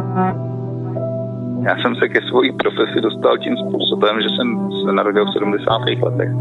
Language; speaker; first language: Czech; native; Czech